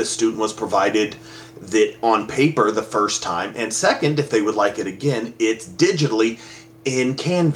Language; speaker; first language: English; native; English